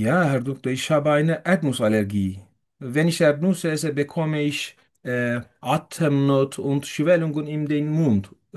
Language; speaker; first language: German; non-native, fluent; Turkish